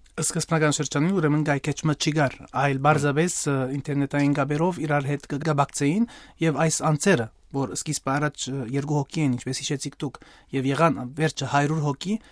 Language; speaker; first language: Armenian; native; Armenian